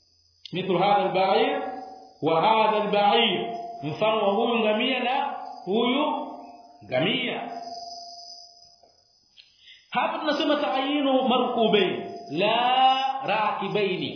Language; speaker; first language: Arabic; non-native, fluent; Swahili